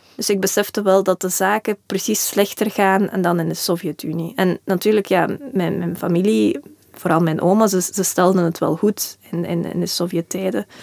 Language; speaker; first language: Dutch; early bilingual, other home language; Russian